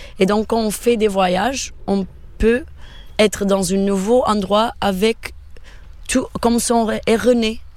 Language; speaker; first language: French; non-native, fluent; Portuguese